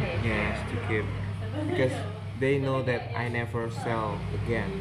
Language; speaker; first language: English; non-native, learner; Indonesian